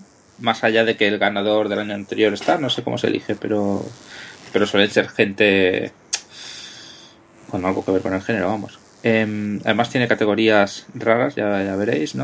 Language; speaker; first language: Spanish; native; Spanish